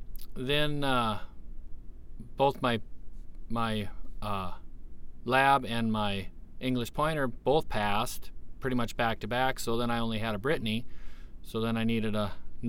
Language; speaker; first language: English; native; English